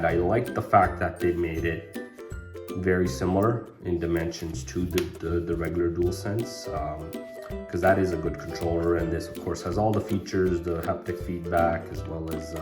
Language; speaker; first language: English; native; English